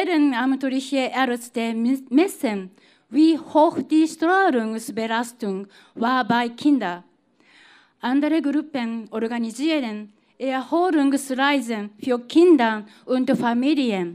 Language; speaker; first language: German; non-native, fluent; Japanese